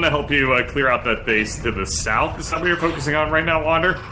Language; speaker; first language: English; native; English